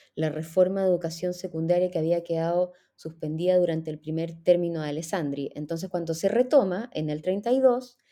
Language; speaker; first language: Spanish; native; Spanish